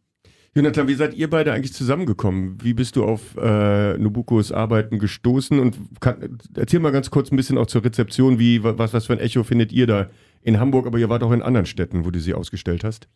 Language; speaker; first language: German; native; German